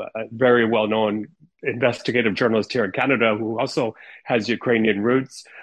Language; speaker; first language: English; non-native, fluent; Ukrainian